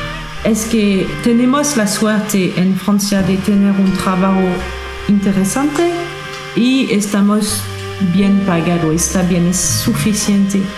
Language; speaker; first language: Spanish; non-native, learner; French